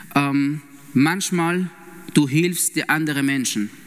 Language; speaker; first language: German; non-native, fluent; Persian